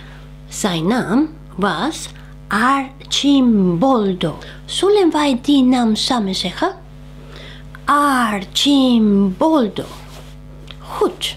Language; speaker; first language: Dutch; non-native, fluent; Spanish